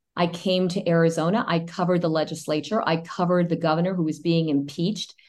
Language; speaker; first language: English; early bilingual, other home language; Spanish